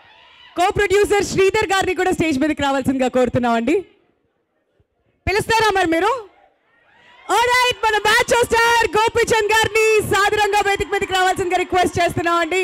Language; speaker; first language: Telugu; native; Telugu